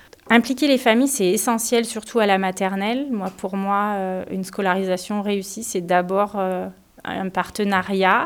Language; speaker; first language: French; native; French